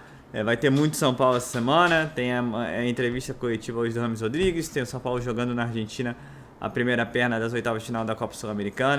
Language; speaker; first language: Portuguese; native; Portuguese